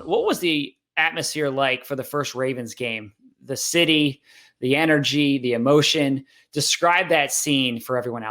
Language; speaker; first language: English; native; English